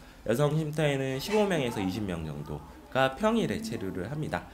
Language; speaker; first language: Korean; native; Korean